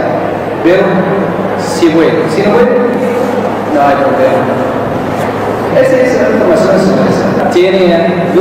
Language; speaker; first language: Spanish; non-native, learner; Arabic